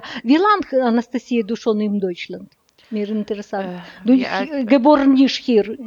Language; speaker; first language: German; non-native, learner; Russian